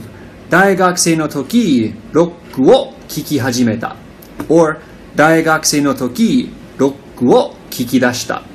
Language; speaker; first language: Japanese; non-native, learner; English